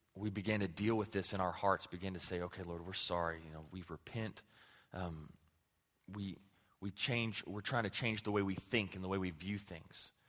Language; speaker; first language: English; native; English